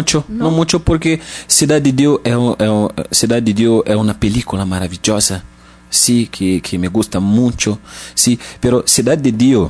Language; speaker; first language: Spanish; non-native, learner; Portuguese